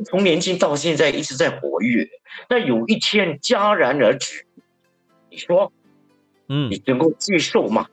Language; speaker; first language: Chinese; native; Chinese